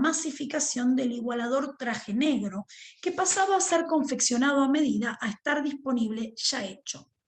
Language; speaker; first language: Spanish; native; Spanish